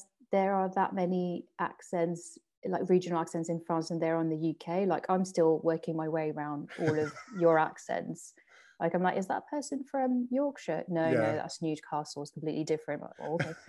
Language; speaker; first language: English; non-native, fluent; French